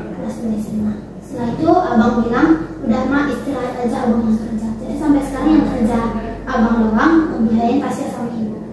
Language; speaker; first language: Indonesian; native; Indonesian